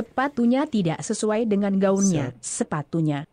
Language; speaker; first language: Indonesian; non-native, learner; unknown